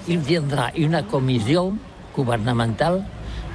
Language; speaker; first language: French; non-native, learner; Catalan